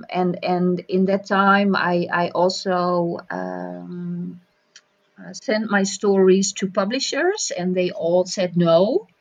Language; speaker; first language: English; non-native, fluent; Dutch